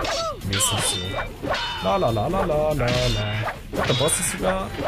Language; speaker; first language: German; native; German